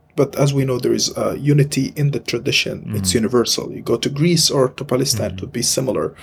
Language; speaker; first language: English; non-native, fluent; Arabic